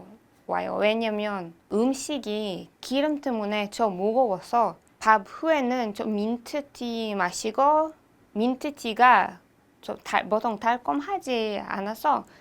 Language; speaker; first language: Korean; non-native, learner; Hebrew